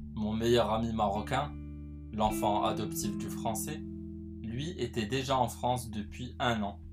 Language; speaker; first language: French; non-native, local second language; Arabic